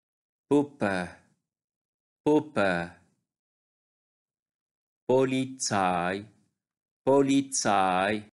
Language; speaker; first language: German; non-native, fluent; Arabic